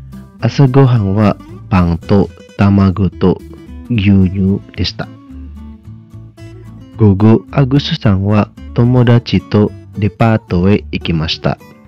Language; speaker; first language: Japanese; non-native, fluent; Indonesian